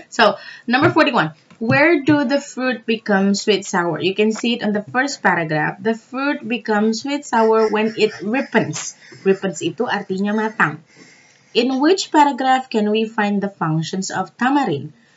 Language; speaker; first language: English; non-native, fluent; Indonesian